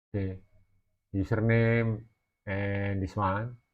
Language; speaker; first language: English; non-native, learner; Indonesian